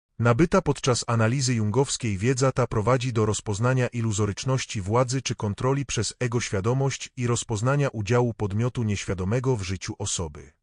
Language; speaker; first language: Polish; native; Polish